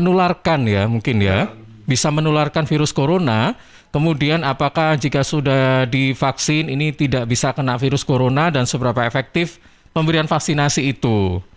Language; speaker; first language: Indonesian; native; Indonesian